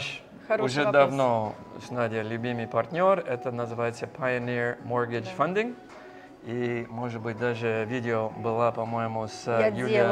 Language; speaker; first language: Russian; non-native, fluent; English